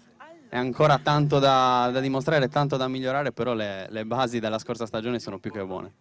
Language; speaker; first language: Italian; native; Italian